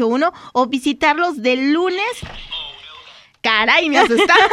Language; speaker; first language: Spanish; native; Spanish